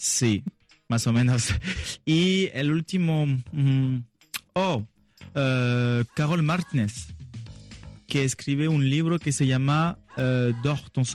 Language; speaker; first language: Spanish; non-native, learner; French